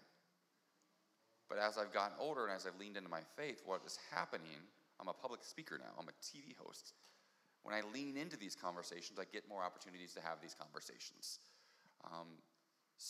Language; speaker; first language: English; native; English